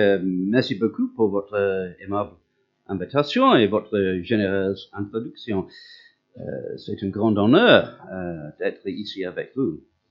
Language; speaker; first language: French; non-native, learner; English